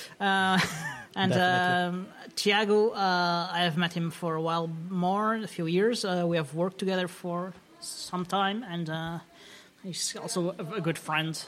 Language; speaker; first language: English; non-native, fluent; Portuguese